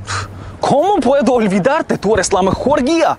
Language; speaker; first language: Spanish; non-native, fluent; Ukrainian